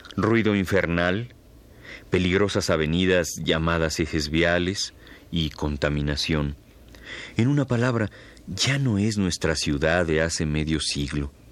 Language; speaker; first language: Spanish; native; Spanish